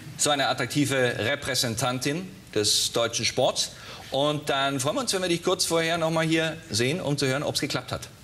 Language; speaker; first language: German; native; German